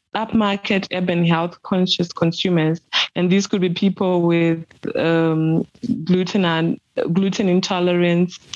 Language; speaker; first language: English; non-native, local second language; Shona